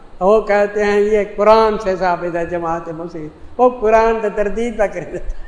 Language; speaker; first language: Urdu; non-native, local second language; Punjabi